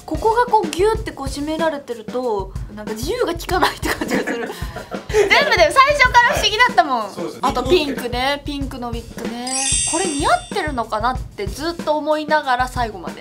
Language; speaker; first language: Japanese; native; Japanese